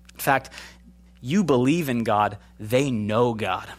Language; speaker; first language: English; native; English